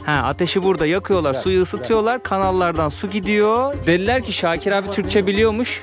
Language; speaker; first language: Turkish; native; Turkish